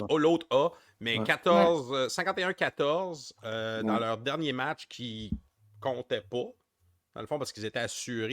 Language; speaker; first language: French; native; French